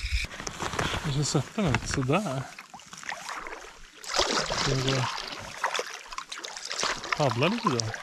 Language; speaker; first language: Swedish; native; Swedish